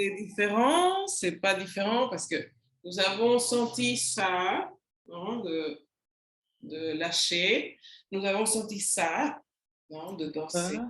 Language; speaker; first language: French; non-native, learner; Spanish